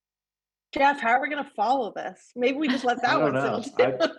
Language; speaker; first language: English; native; English